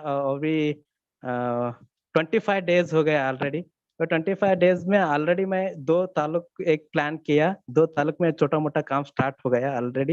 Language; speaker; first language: Hindi; non-native, learner; Kannada